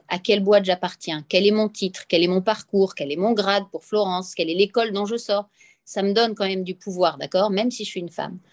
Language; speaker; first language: French; native; French